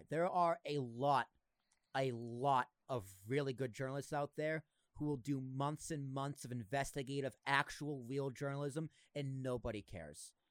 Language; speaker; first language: English; native; English